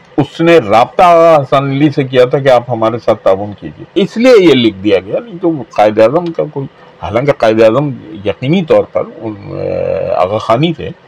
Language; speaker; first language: Urdu; native; Urdu